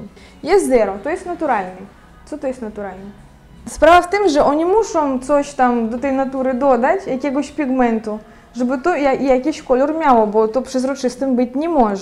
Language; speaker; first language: Polish; non-native, fluent; Ukrainian